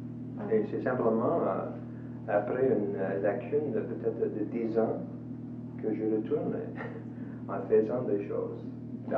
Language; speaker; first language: French; non-native, local second language; English